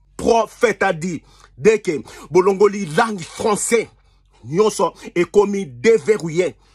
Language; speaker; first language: French; non-native, local second language; Lingala